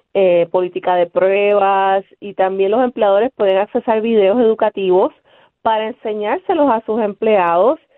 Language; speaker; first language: Spanish; native; Spanish